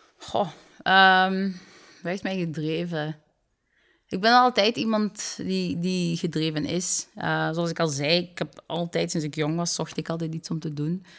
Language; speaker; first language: Dutch; early bilingual, other home language; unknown